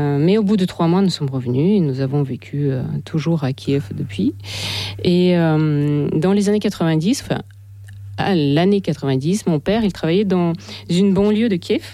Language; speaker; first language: French; non-native, fluent; Russian